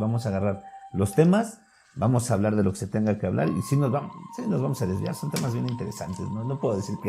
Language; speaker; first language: Spanish; native; Spanish